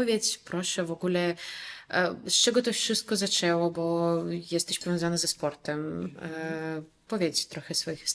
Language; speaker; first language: Polish; non-native, fluent; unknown